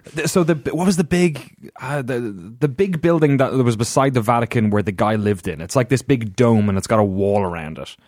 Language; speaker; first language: English; native; English